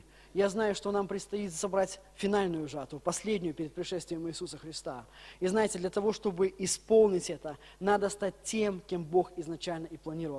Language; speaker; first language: Russian; native; Russian